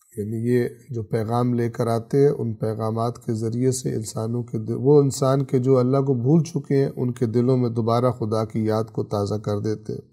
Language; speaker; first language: Urdu; native; Urdu